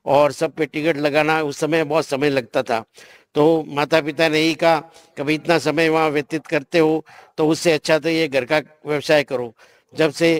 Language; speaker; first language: Hindi; native; Hindi